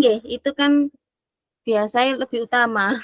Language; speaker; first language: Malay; non-native, local second language; Javanese